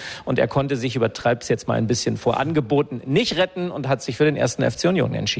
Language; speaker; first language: German; native; German